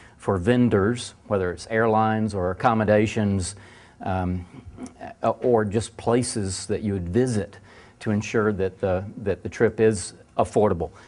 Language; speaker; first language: English; native; English